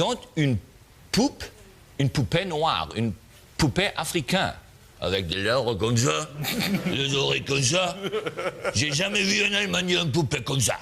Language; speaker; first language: French; non-native, learner; German